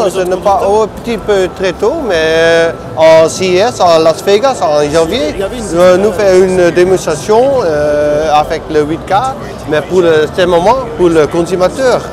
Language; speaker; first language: French; non-native, learner; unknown